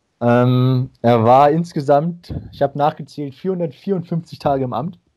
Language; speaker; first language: German; native; German